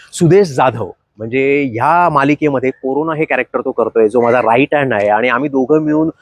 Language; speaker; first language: Marathi; native; Marathi